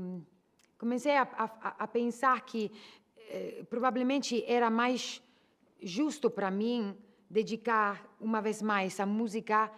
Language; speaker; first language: Portuguese; non-native, learner; Italian